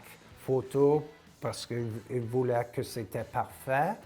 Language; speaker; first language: French; non-native, local second language; English